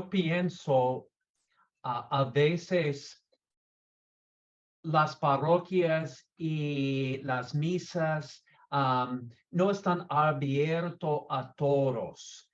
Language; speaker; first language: Spanish; non-native, learner; English